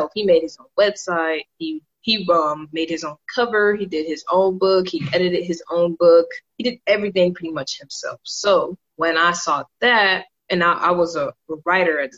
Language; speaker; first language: English; native; English